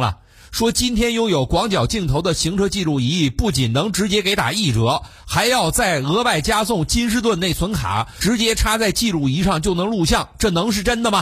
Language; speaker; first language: Chinese; native; Chinese